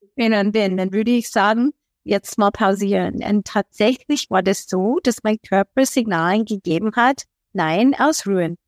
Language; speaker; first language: German; non-native, fluent; English